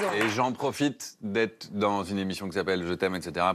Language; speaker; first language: French; native; French